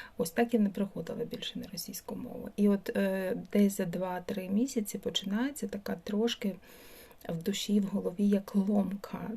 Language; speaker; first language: Ukrainian; non-native, local second language; Russian